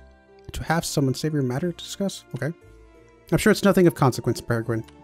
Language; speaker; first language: English; native; English